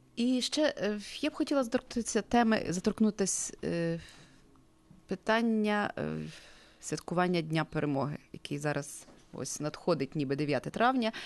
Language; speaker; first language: Ukrainian; native; Ukrainian